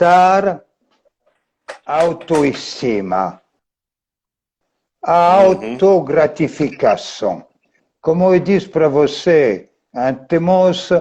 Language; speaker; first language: Portuguese; non-native, fluent; French